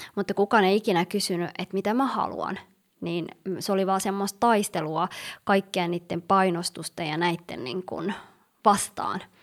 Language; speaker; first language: Finnish; early bilingual, other home language; Somali